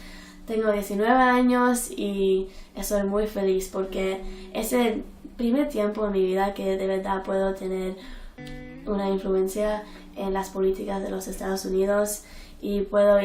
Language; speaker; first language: Spanish; early bilingual, heritage; Spanish